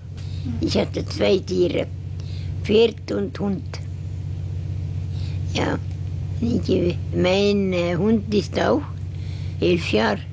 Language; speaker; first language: German; non-native, learner; Estonian